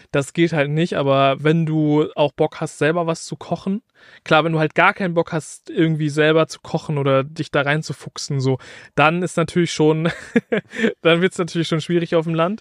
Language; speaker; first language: German; native; German